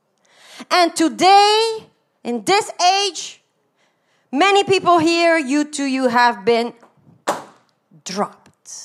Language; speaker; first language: English; non-native, fluent; Dutch